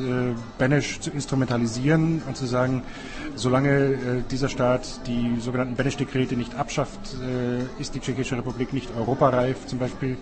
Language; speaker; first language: German; native; German